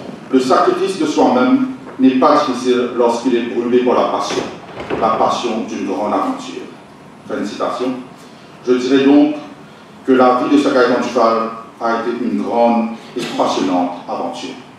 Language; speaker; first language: French; non-native, local second language; Morisyen